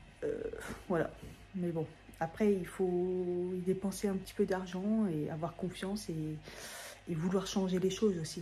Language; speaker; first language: French; native; French